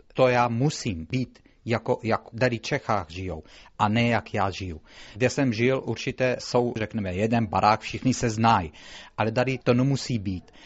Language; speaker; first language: Czech; non-native, fluent; Arabic